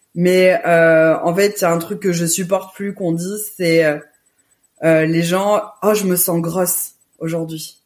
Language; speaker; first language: French; early bilingual, other home language; Portuguese